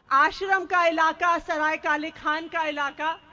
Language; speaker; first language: Hindi; native; Hindi